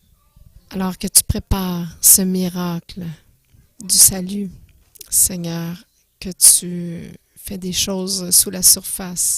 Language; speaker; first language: French; non-native, fluent; English